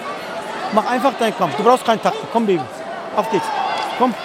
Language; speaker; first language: German; non-native, fluent; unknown